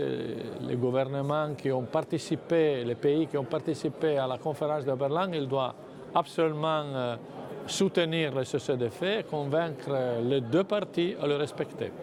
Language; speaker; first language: French; non-native, fluent; Italian